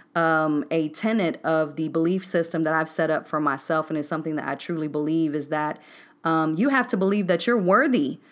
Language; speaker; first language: English; native; English